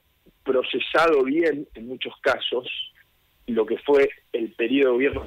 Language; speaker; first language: Spanish; native; Spanish